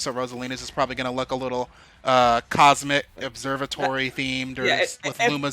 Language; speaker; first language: English; native; English